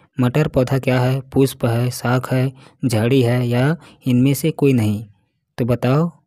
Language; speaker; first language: Hindi; native; Hindi